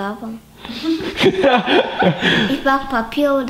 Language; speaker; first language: German; early bilingual, other home language; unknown